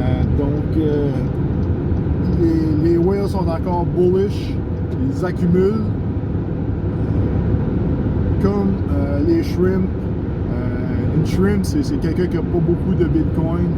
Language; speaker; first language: French; native; French